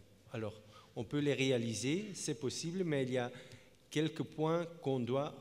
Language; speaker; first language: French; non-native, fluent; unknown